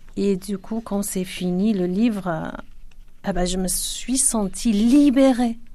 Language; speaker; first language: French; non-native, fluent; Kurdish